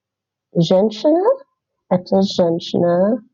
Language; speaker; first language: Russian; non-native, learner; English